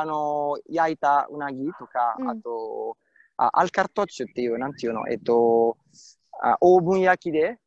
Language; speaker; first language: Japanese; non-native, fluent; Italian